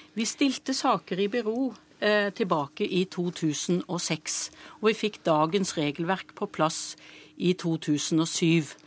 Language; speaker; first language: Norwegian; native; Norwegian